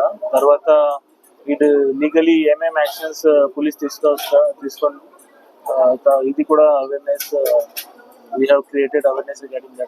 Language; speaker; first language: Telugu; non-native, local second language; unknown